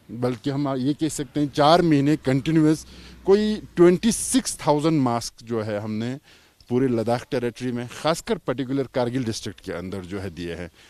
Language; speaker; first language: Hindi; non-native, local second language; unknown